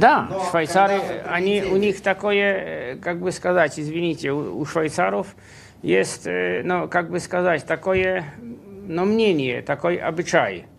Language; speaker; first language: Russian; non-native, fluent; Polish